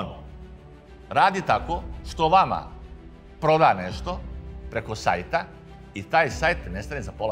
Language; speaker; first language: Serbian; native; Serbian